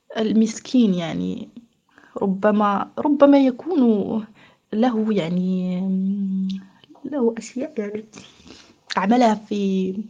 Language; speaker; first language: Arabic; native; Arabic